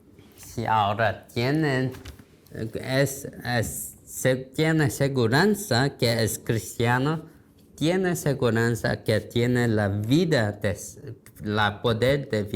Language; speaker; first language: Spanish; non-native, learner; Korean